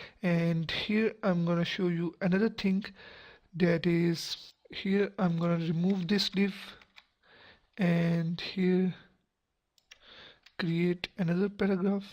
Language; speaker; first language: English; non-native, local second language; Urdu